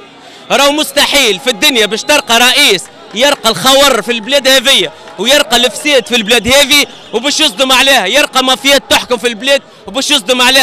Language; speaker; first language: Arabic; native; Arabic